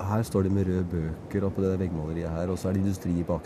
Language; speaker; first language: Norwegian; native; Norwegian